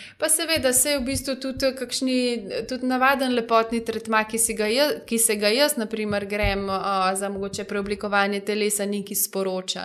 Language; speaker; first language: Slovenian; native; Slovenian